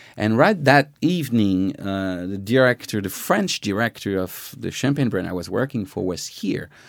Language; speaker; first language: English; non-native, fluent; French